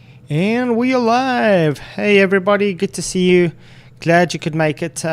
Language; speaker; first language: English; native; English